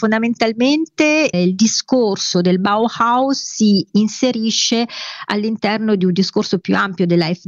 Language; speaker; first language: Italian; native; Italian